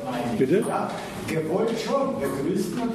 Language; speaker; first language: German; native; German